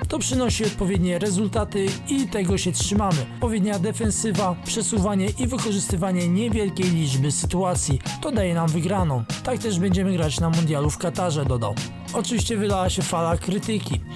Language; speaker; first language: Polish; native; Polish